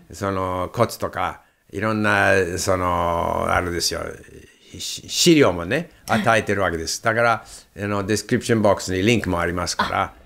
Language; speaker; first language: Japanese; non-native, fluent; English